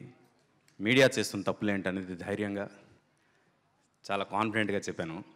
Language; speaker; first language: Telugu; native; Telugu